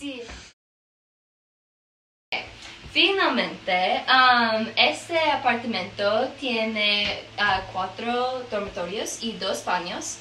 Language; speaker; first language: Spanish; non-native, learner; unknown